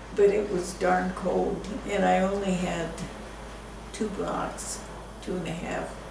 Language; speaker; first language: English; native; English